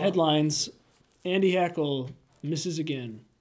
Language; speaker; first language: English; native; English